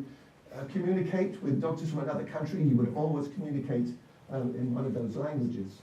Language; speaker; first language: English; native; English